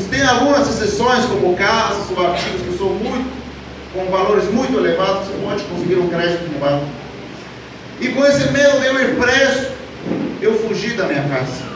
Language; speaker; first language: Portuguese; non-native, fluent; Spanish